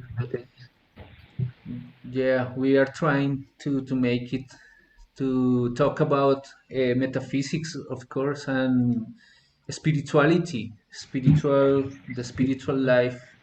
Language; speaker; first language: English; non-native, fluent; Spanish